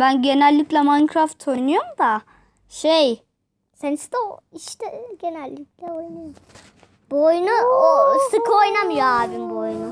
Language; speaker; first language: Turkish; native; Turkish